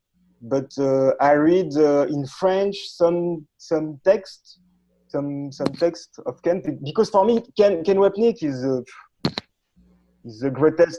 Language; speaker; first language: English; non-native, learner; French